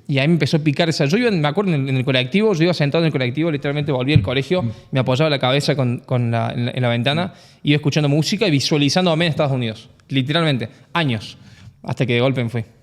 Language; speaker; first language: Spanish; native; Spanish